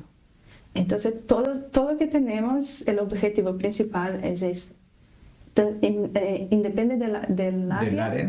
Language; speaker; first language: Spanish; non-native, fluent; Portuguese